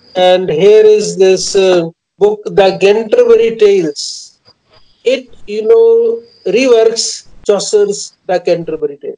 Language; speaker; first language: English; non-native, local second language; Punjabi